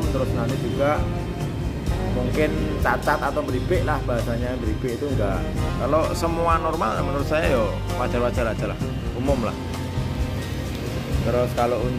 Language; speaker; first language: Indonesian; non-native, local second language; Javanese